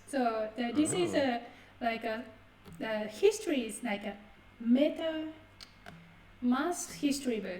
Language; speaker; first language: English; non-native, fluent; Japanese